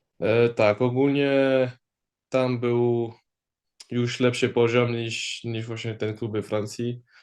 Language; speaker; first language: Polish; early bilingual, heritage; Polish